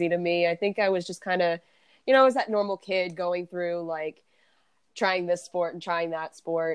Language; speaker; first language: English; native; English